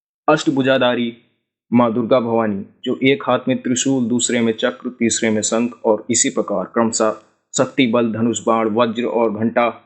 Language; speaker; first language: Hindi; native; Hindi